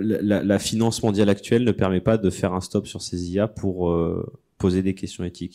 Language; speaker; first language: French; native; French